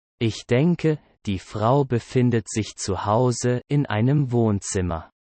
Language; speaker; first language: German; non-native, learner; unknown